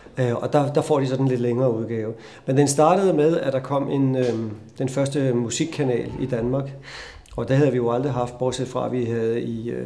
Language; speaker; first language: Danish; native; Danish